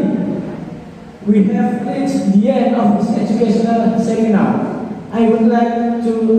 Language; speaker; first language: English; non-native, learner; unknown